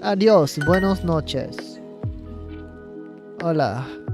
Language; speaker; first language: Spanish; non-native, learner; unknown